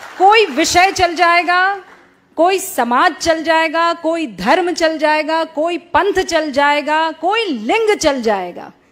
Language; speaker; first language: Hindi; native; Hindi